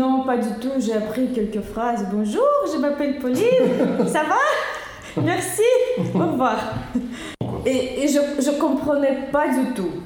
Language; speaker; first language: French; non-native, learner; Russian